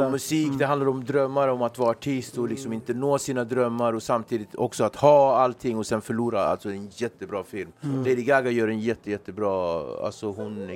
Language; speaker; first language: Swedish; native; Swedish